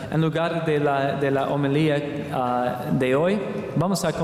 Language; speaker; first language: Spanish; non-native, learner; English